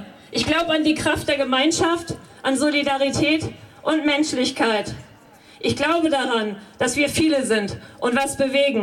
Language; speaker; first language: German; native; German